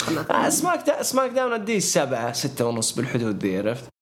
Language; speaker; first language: Arabic; native; Arabic